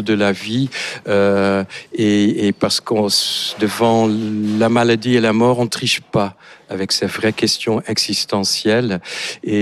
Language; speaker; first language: French; non-native, fluent; Dutch